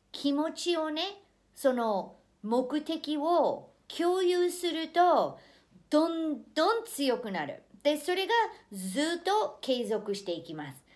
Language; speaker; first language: Japanese; non-native, fluent; English